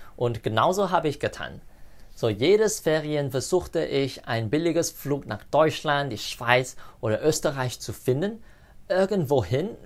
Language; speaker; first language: English; non-native, local second language; Cantonese